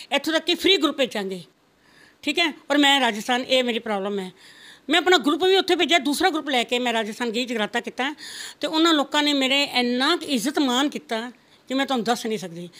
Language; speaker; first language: Punjabi; non-native, local second language; Rajasthani